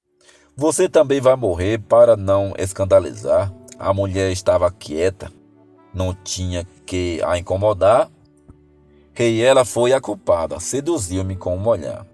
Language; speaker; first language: Portuguese; native; Portuguese